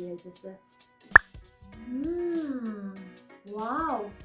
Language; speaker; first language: Turkish; non-native, learner; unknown